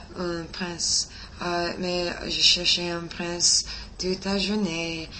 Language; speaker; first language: French; non-native, learner; English